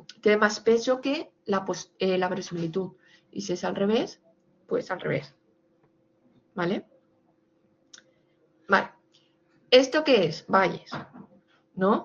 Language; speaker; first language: Spanish; native; Spanish